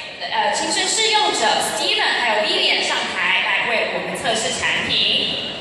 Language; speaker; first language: Chinese; native; Chinese